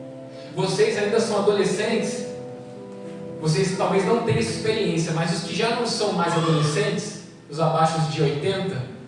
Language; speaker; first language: Portuguese; native; Portuguese